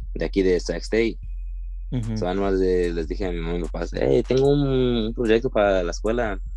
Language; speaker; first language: Spanish; early bilingual, heritage; Spanish